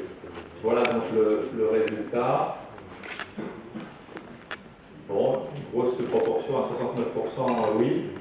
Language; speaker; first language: French; native; French